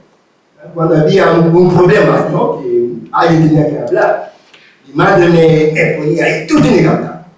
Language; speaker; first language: Spanish; non-native, fluent; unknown